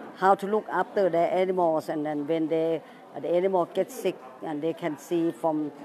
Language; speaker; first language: English; non-native, fluent; Thai